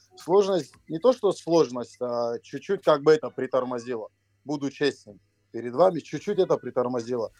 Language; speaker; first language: Russian; native; Russian